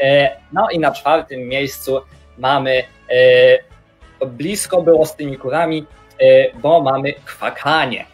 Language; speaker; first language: Polish; native; Polish